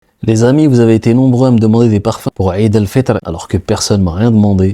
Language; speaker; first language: French; native; French